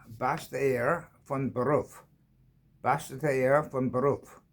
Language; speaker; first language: German; non-native, learner; Korean